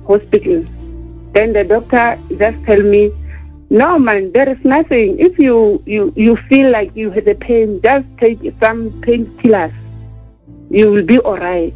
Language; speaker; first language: English; non-native, local second language; Southern Sotho